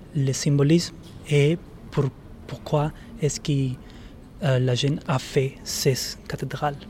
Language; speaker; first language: French; non-native, learner; Spanish